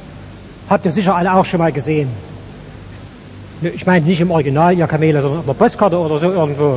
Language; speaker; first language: German; native; German